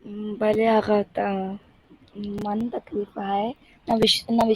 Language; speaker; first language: Persian; non-native, learner; Urdu